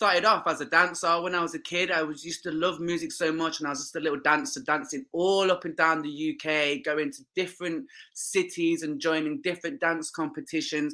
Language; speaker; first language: English; native; English